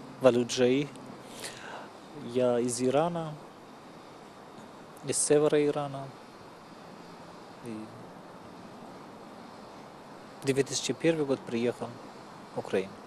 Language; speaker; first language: Russian; non-native, fluent; Persian